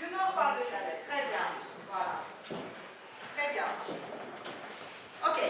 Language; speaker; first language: French; non-native, fluent; Ukrainian